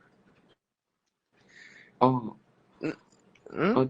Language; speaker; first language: English; non-native, learner; Cantonese